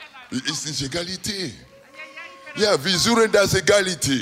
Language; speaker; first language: German; non-native, learner; Lingala